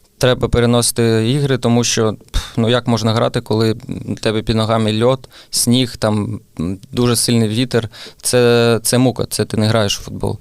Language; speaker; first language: Ukrainian; non-native, local second language; Russian